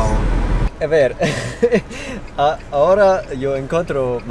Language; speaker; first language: Spanish; non-native, learner; German